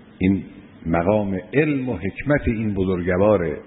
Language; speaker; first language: Persian; native; Persian